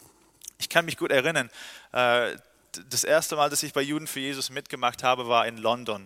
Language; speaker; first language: German; non-native, fluent; English